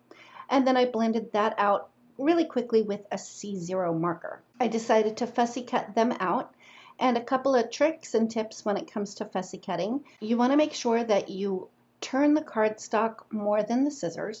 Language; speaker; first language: English; native; English